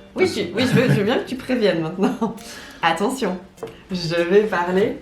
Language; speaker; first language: French; native; French